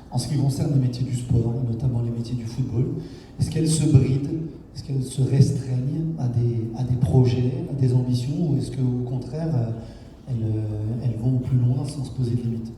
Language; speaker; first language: French; native; French